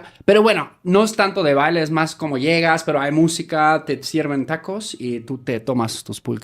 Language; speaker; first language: Spanish; native; Spanish